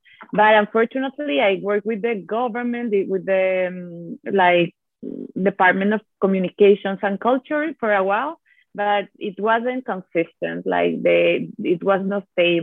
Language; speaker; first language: English; non-native, fluent; Italian